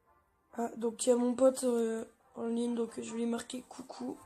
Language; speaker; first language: French; native; French